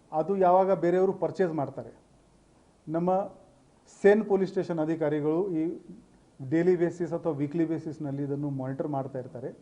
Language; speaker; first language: Kannada; non-native, fluent; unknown